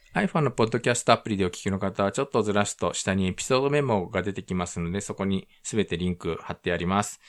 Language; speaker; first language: Japanese; native; Japanese